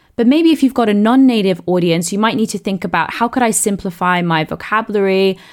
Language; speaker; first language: English; native; English